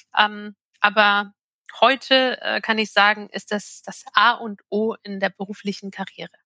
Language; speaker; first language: German; early bilingual, other home language; Turkish